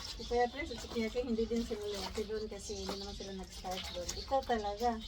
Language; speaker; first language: Filipino; non-native, local second language; Cebuano